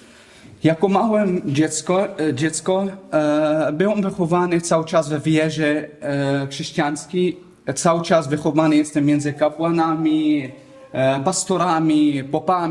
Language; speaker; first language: Polish; non-native, learner; Arabic